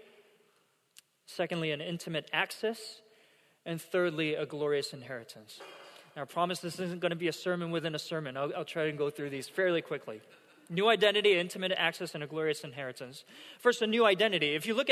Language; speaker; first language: English; non-native, fluent; Korean